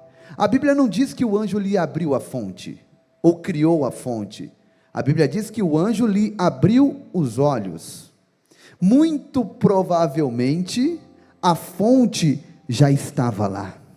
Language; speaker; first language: Portuguese; native; Portuguese